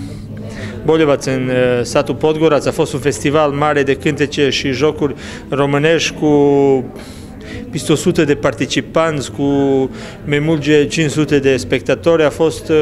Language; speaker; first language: Romanian; early bilingual, heritage; Romanian